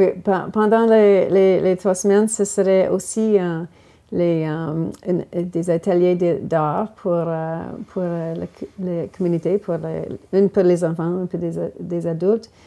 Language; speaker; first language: French; non-native, local second language; English